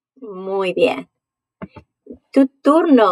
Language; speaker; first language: Spanish; non-native, fluent; English